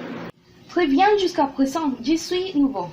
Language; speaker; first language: French; non-native, learner; Spanish